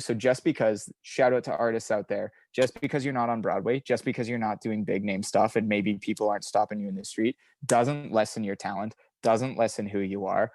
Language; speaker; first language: English; native; English